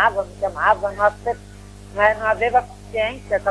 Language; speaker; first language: Italian; non-native, learner; Portuguese